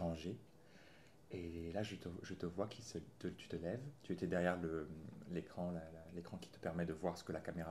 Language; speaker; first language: French; native; French